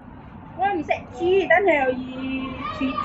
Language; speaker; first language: Cantonese; non-native, learner; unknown